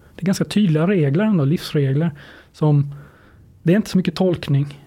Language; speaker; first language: Swedish; native; Swedish